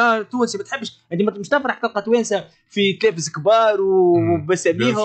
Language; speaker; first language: Arabic; native; Arabic